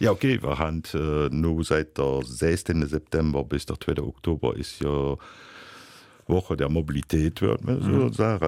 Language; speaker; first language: German; native; German